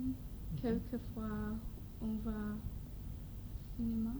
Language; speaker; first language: French; non-native, learner; English